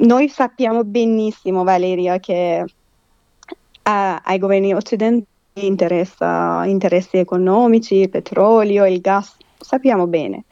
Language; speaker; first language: Italian; non-native, fluent; Persian